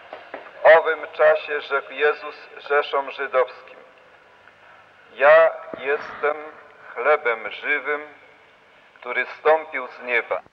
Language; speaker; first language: Polish; native; Polish